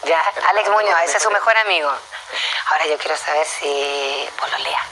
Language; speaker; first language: Spanish; native; Spanish